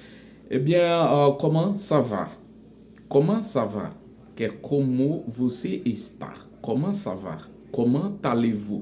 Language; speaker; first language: French; non-native, local second language; Haitian Creole